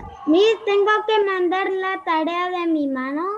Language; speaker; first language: Spanish; native; Spanish